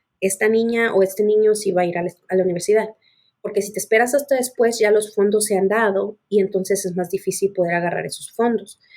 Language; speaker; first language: Spanish; native; Spanish